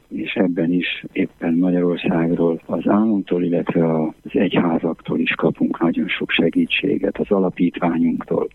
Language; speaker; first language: Hungarian; native; Hungarian